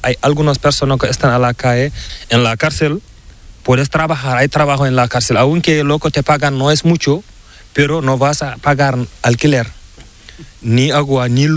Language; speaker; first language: Spanish; non-native, learner; Fula